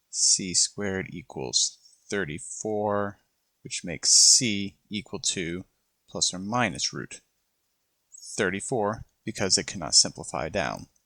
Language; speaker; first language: English; native; English